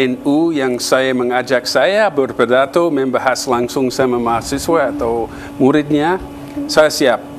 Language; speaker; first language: Indonesian; non-native, fluent; English